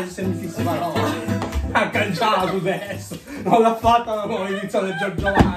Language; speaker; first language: Italian; native; Italian